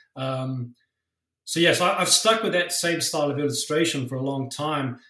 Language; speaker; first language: English; native; English